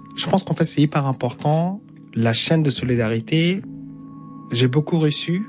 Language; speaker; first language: French; non-native, fluent; Arabic